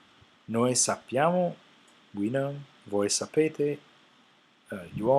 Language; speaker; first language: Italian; non-native, fluent; English